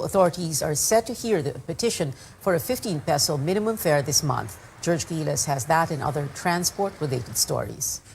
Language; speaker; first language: English; non-native, local second language; Filipino